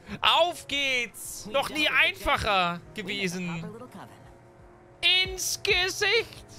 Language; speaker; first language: German; native; German